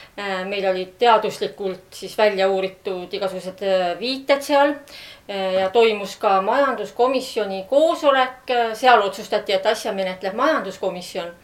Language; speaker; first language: Estonian; native; Estonian